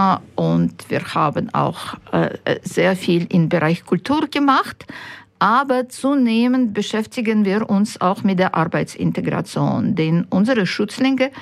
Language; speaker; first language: German; non-native, fluent; Ukrainian